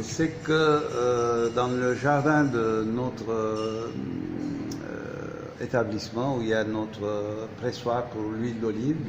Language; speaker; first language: French; non-native, fluent; Turkish